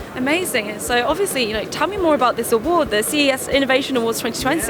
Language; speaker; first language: English; native; English